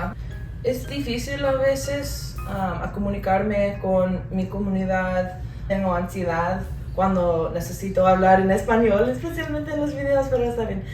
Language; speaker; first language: Spanish; early bilingual, heritage; English